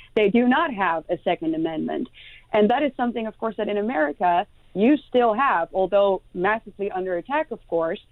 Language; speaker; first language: English; non-native, fluent; Dutch